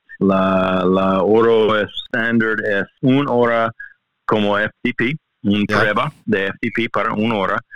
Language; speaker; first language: Spanish; non-native, learner; English